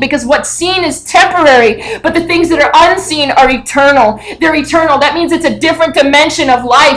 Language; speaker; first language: English; native; English